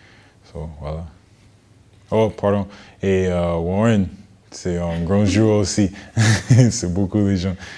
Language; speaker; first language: French; non-native, learner; English